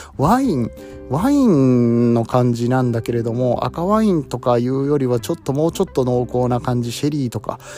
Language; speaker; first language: Japanese; native; Japanese